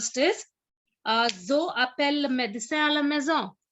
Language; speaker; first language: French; non-native, fluent; Hindi